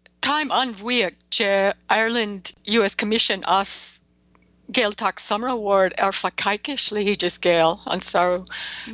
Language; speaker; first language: Irish; non-native, learner; English